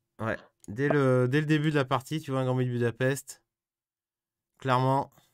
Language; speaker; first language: French; native; French